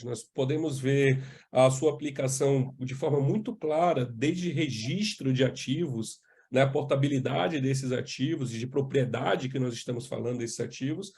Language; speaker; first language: Portuguese; native; Portuguese